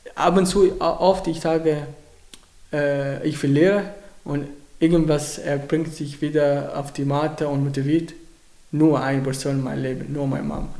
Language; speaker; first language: German; non-native, learner; Arabic